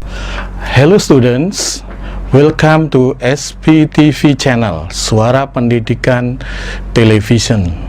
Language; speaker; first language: English; non-native, fluent; Indonesian